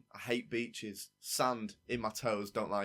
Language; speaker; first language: English; native; English